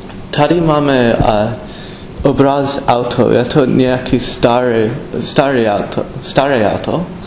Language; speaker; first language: Czech; non-native, learner; English